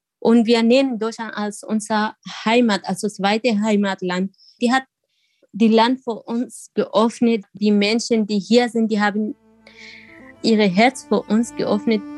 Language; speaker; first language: German; non-native, learner; Kurdish